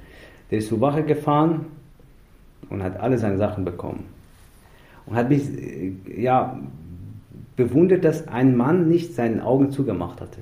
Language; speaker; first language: German; non-native, fluent; Persian